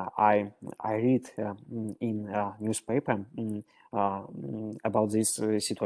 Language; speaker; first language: English; non-native, learner; Russian